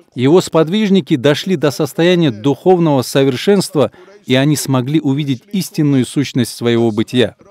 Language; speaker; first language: Russian; non-native, local second language; Avaric